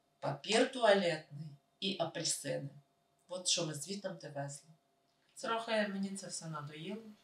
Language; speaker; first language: Ukrainian; native; Ukrainian